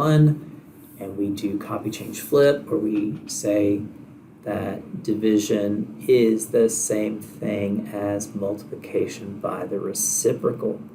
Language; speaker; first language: English; native; English